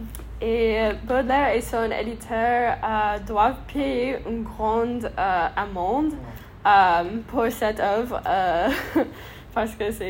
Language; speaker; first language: French; non-native, learner; English